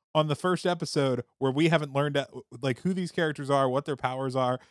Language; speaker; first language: English; native; English